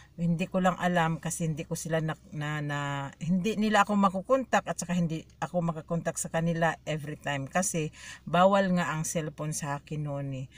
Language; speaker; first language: Filipino; native; Filipino